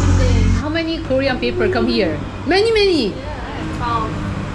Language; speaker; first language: English; non-native, learner; Korean